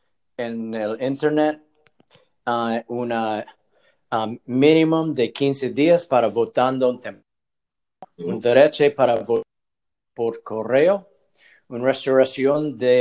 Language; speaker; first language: Spanish; non-native, learner; English